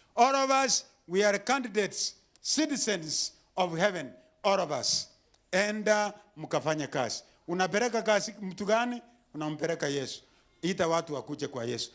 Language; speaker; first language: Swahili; non-native, local second language; Gusii